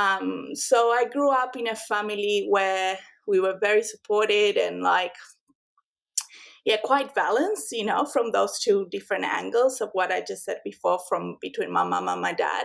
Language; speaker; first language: English; non-native, fluent; Spanish